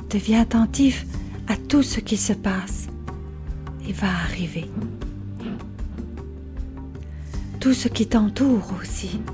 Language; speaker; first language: French; native; French